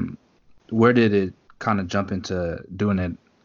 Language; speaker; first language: English; native; English